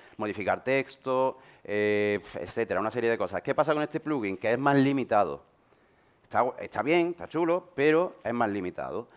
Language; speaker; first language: Spanish; native; Spanish